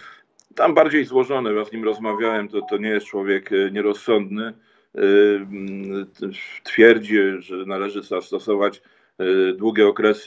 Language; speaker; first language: Polish; native; Polish